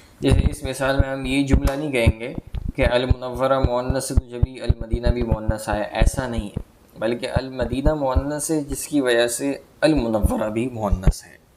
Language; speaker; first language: Urdu; native; Urdu